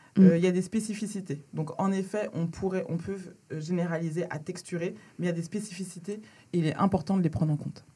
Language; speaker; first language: French; early bilingual, other home language; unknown